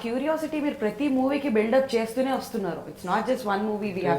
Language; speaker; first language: Telugu; native; Telugu